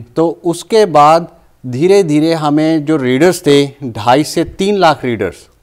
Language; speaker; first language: Hindi; native; Hindi